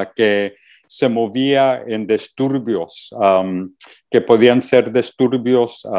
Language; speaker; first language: Spanish; early bilingual, heritage; Spanish